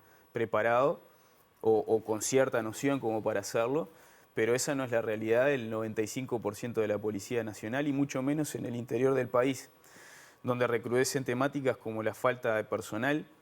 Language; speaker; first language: Spanish; native; Spanish